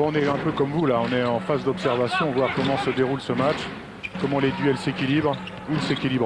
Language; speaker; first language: French; native; French